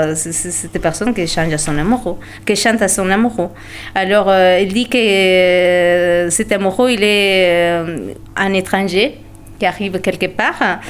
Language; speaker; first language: French; non-native, fluent; Spanish